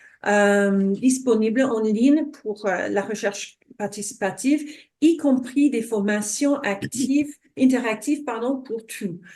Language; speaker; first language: French; non-native, fluent; English